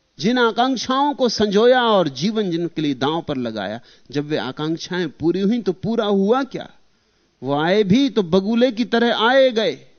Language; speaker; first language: Hindi; native; Hindi